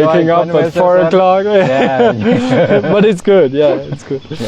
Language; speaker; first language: English; non-native, fluent; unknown